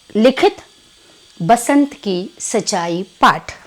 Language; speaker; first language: Hindi; non-native, local second language; Kannada